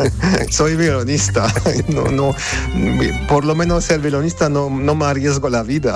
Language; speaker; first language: Spanish; non-native, fluent; Armenian